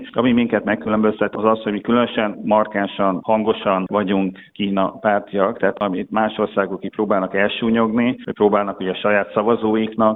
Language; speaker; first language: Hungarian; native; Hungarian